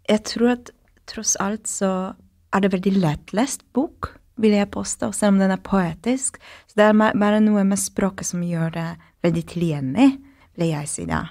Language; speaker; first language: Norwegian; non-native, fluent; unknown